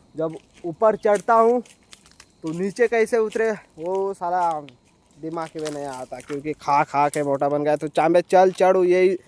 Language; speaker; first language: Hindi; non-native, local second language; Marathi